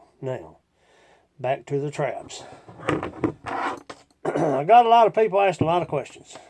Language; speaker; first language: English; native; English